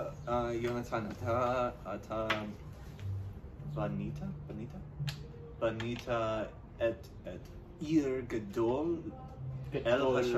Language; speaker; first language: Hebrew; non-native, learner; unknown